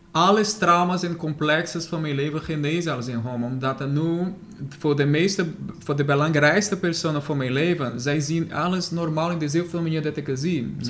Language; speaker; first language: Dutch; non-native, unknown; Portuguese